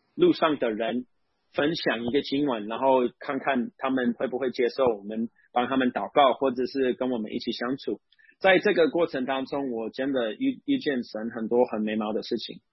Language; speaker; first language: Chinese; non-native, fluent; English